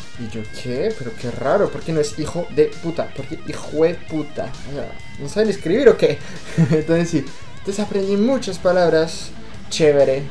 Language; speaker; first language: Spanish; non-native, fluent; French